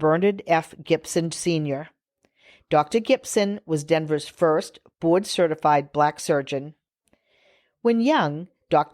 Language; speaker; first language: English; native; English